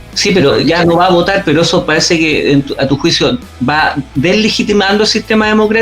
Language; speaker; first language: Spanish; native; Spanish